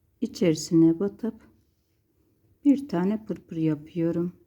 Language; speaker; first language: Turkish; native; Turkish